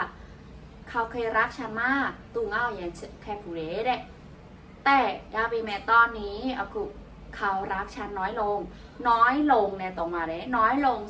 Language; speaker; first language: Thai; non-native, fluent; Burmese